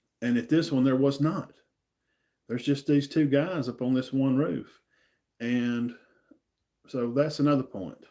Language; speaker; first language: English; native; English